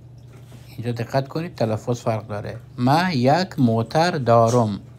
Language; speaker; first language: Persian; non-native, fluent; Urdu